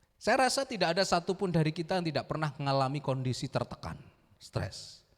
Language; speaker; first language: Indonesian; native; Indonesian